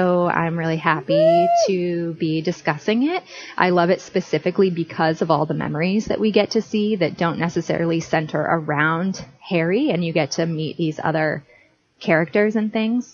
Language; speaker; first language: English; native; English